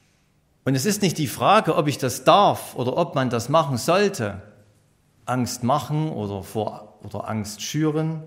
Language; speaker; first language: German; native; German